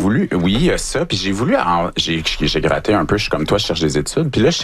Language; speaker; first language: French; native; French